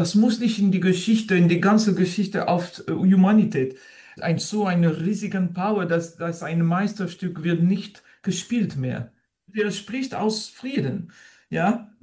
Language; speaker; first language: German; non-native, fluent; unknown